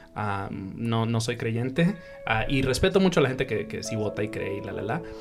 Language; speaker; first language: Spanish; native; Spanish